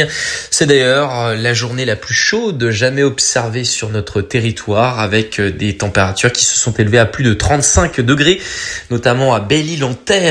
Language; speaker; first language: French; native; French